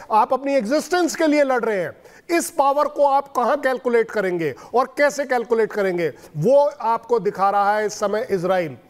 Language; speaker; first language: Hindi; native; Hindi